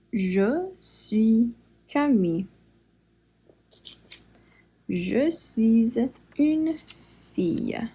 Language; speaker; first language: French; non-native, fluent; English